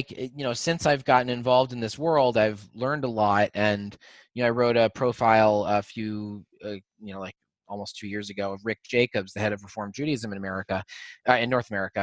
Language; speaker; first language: English; native; English